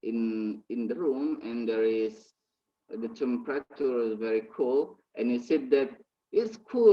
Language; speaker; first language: English; non-native, learner; Indonesian